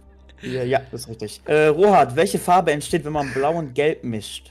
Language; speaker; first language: German; native; German